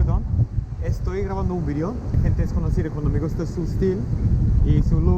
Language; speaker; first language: Spanish; non-native, learner; English